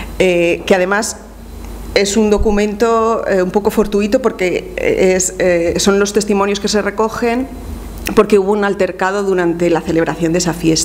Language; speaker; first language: Spanish; native; Spanish